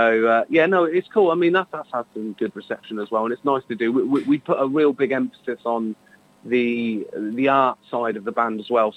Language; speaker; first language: English; native; English